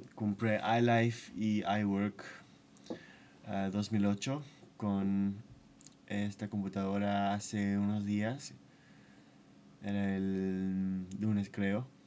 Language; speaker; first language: Spanish; non-native, fluent; English